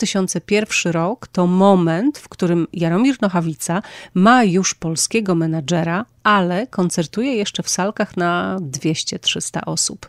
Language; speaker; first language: Polish; native; Polish